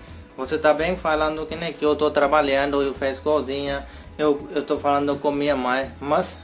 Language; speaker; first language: Portuguese; non-native, learner; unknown